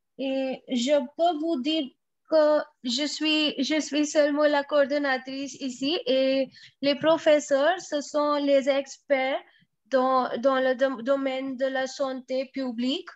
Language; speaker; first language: French; non-native, fluent; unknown